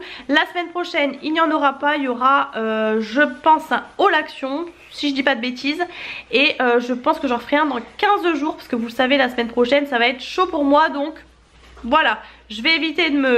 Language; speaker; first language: French; native; French